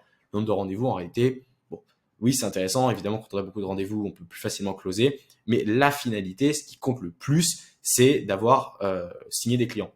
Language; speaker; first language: French; native; French